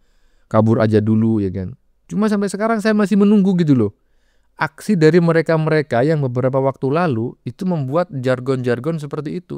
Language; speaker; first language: Indonesian; native; Indonesian